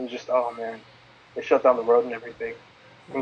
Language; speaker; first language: English; native; English